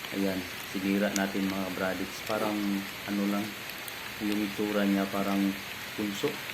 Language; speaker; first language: Filipino; native; Filipino